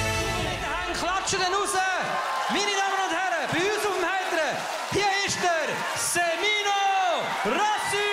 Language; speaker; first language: German; native; German